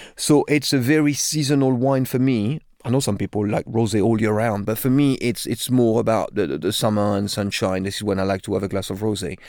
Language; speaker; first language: English; non-native, fluent; French